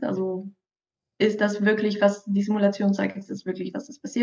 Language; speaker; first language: German; non-native, fluent; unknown